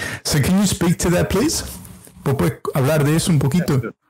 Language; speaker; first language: Spanish; early bilingual, heritage; Spanish